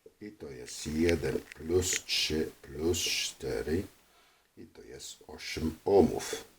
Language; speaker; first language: Polish; non-native, fluent; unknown